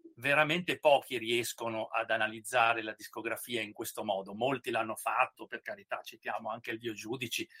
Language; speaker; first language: Italian; native; Italian